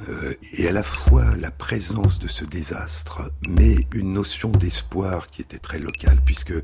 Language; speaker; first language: French; native; French